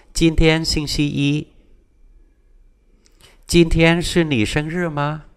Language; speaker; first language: Chinese; non-native, fluent; Vietnamese